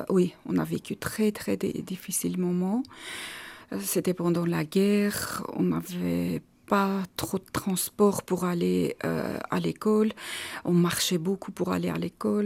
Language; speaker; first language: French; non-native, fluent; Armenian